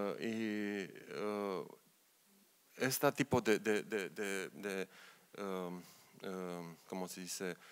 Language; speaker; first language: Spanish; non-native, learner; Romanian